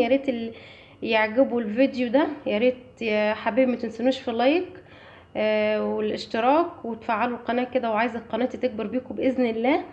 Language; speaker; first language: Arabic; native; Arabic